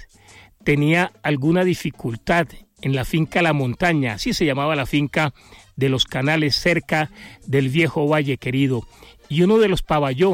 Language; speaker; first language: Spanish; native; Spanish